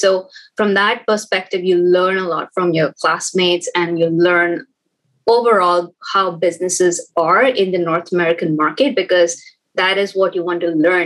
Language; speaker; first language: English; non-native, local second language; Hindi